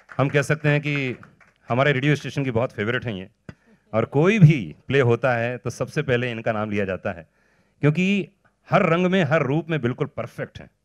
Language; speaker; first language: Hindi; native; Hindi